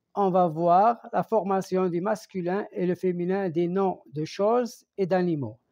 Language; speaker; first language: French; non-native, local second language; Arabic